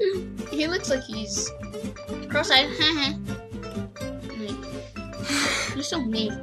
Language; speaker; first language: English; native; English